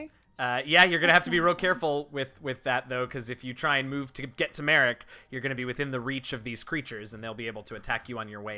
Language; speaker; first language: English; native; English